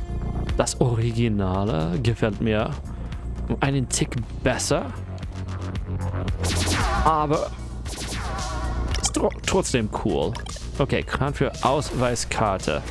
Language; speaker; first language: German; non-native, fluent; English